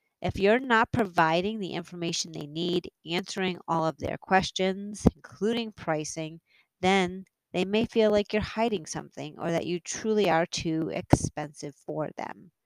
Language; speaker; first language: English; native; English